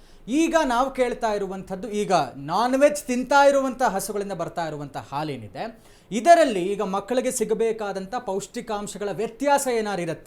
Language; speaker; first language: Kannada; native; Kannada